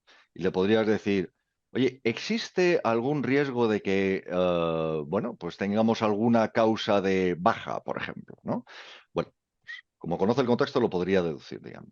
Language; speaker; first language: Spanish; native; Spanish